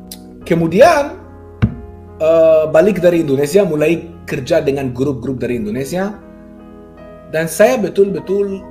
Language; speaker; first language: Indonesian; non-native, fluent; Hebrew